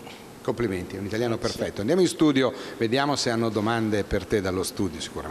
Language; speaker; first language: Italian; native; Italian